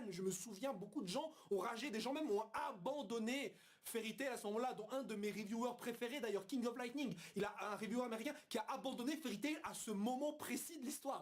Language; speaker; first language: French; native; French